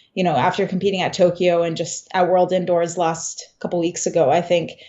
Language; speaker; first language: English; native; English